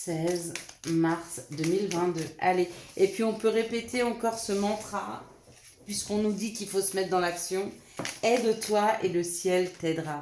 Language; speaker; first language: French; native; French